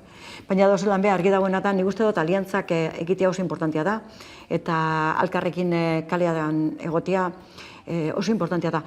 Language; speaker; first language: Basque; native; Basque